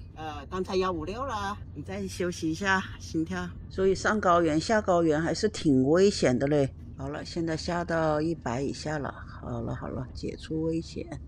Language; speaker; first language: Chinese; native; Chinese